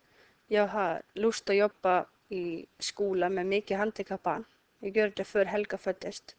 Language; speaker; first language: Swedish; non-native, learner; Icelandic